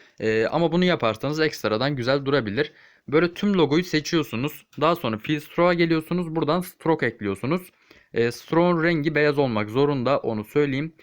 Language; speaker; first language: Turkish; native; Turkish